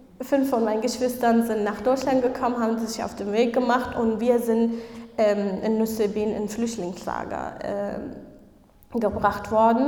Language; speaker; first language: German; non-native, fluent; Kurdish